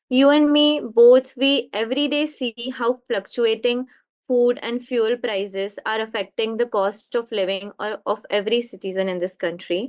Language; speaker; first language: English; non-native, local second language; Hindi